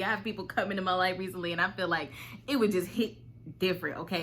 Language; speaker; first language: English; native; English